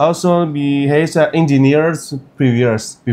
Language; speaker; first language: English; non-native, learner; Chinese